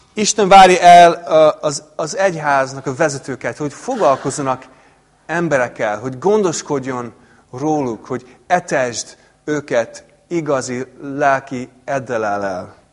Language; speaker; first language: Hungarian; non-native, fluent; English